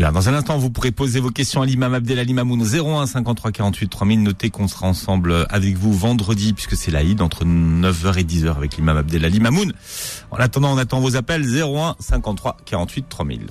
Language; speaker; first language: French; native; French